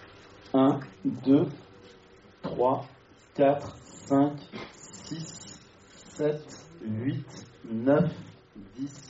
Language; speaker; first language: French; native; French